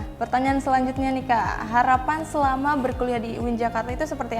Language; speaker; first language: Indonesian; native; Indonesian